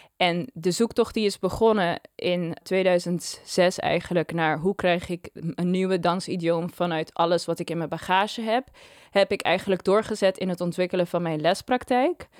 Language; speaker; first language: Dutch; non-native, local second language; Papiamento